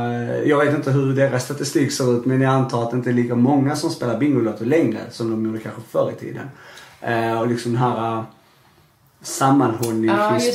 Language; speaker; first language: Swedish; native; Swedish